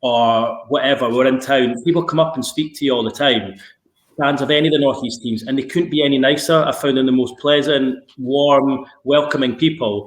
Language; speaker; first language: English; native; English